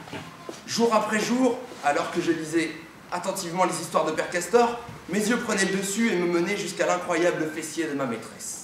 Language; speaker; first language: French; native; French